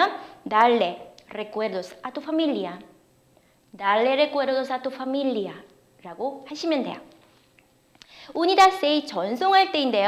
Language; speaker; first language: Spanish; non-native, fluent; Korean